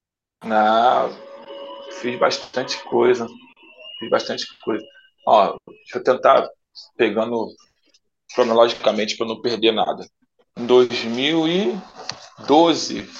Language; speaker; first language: Portuguese; native; Portuguese